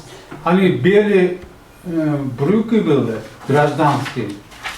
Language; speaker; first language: Russian; non-native, learner; Uzbek